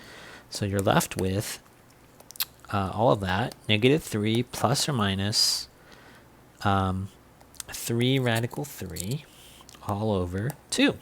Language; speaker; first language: English; native; English